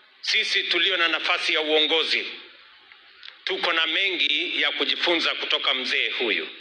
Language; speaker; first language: Swahili; non-native, local second language; Kalenjin